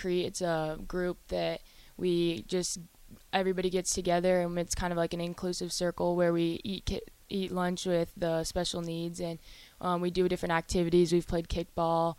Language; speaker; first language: English; native; English